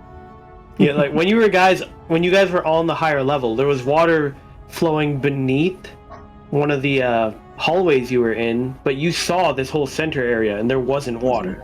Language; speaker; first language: English; native; English